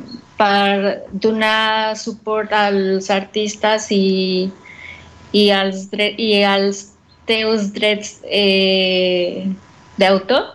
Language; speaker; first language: Catalan; non-native, fluent; Spanish